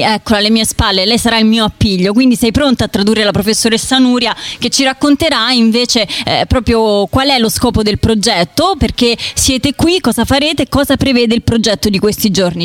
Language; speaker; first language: Italian; native; Italian